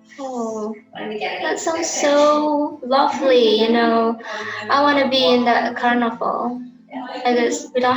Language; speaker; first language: English; non-native, learner; Indonesian